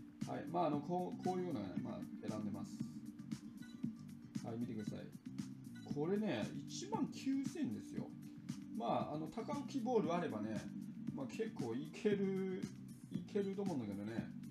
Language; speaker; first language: Japanese; native; Japanese